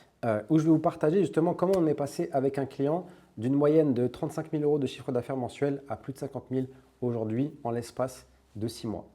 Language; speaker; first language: French; native; French